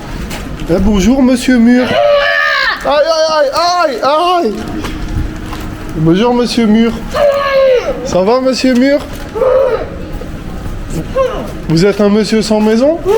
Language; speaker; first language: French; native; French